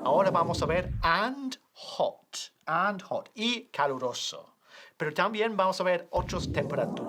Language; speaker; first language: Spanish; non-native, fluent; English